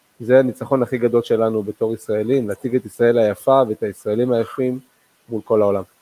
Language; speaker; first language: Hebrew; non-native, local second language; Arabic